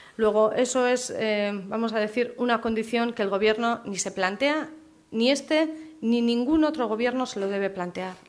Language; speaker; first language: Spanish; native; Spanish